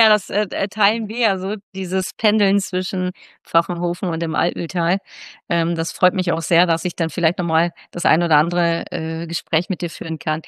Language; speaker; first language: German; native; German